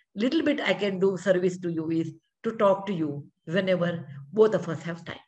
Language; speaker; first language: English; non-native, local second language; Kannada